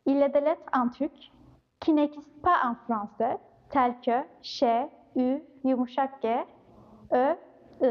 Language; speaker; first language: French; non-native, fluent; Turkish